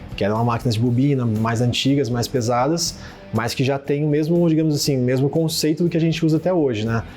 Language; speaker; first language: Portuguese; native; Portuguese